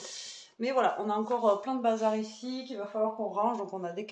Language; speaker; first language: French; native; French